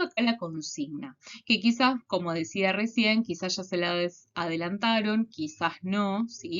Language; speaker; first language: Spanish; native; Spanish